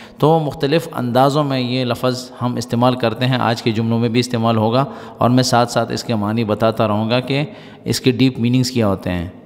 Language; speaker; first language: Urdu; non-native, local second language; Pashto